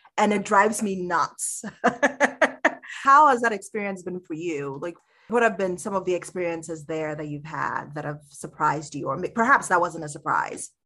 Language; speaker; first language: English; early bilingual, other home language; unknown